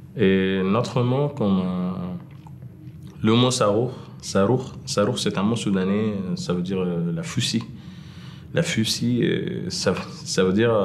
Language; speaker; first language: French; non-native, fluent; Arabic